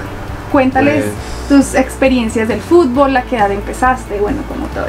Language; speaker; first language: Spanish; native; Spanish